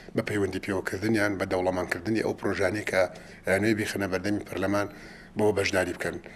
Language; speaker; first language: Central Kurdish; native; Central Kurdish